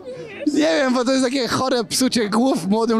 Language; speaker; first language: Polish; native; Polish